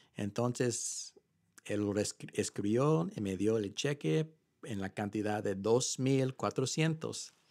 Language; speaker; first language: Spanish; early bilingual, heritage; Spanish